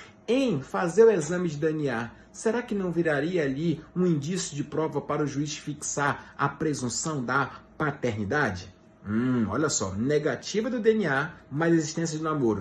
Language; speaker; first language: Portuguese; native; Portuguese